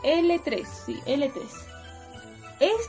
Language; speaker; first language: Spanish; native; Spanish